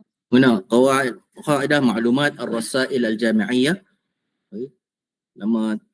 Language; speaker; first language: Arabic; non-native, fluent; Malay